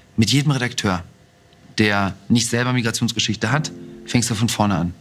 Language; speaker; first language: German; early bilingual, other home language; Russian